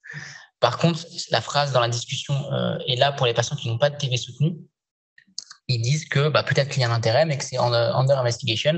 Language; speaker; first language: French; native; French